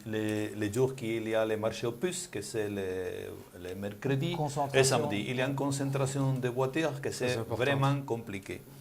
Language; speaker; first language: French; non-native, learner; Spanish